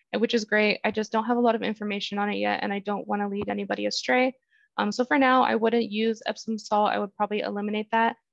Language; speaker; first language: English; native; English